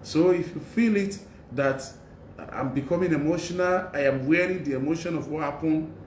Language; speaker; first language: English; non-native, local second language; Yoruba